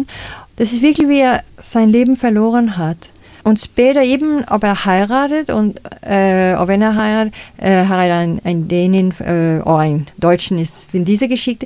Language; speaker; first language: German; non-native, fluent; Danish